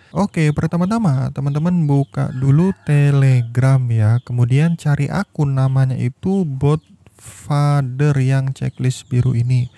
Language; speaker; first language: Indonesian; native; Indonesian